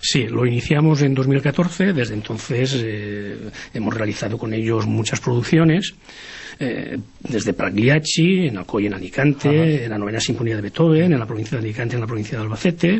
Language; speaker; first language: Spanish; native; Spanish